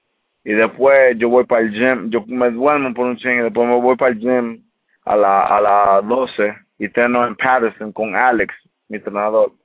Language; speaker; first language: Spanish; early bilingual, heritage; English